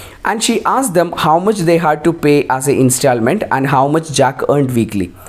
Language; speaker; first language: English; non-native, local second language; Malayalam